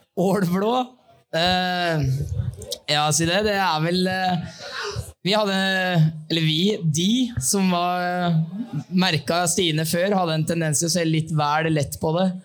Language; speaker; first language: Norwegian; native; Norwegian